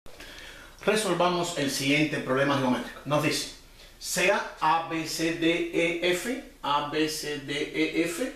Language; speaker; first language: Spanish; native; Spanish